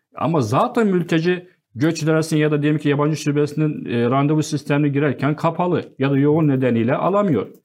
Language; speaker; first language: Turkish; non-native, fluent; Arabic